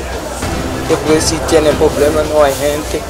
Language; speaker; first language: Spanish; non-native, learner; Haitian Creole